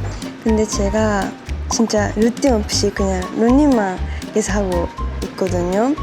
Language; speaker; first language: Korean; non-native, fluent; Japanese